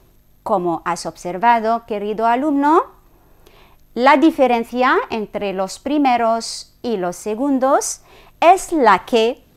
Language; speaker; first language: Spanish; non-native, fluent; Arabic